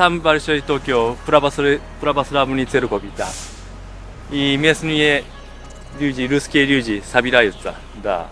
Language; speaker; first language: Russian; non-native, learner; Japanese